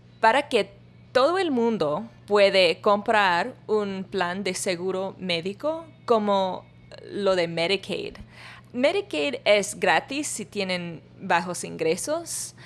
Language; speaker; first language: Spanish; non-native, learner; English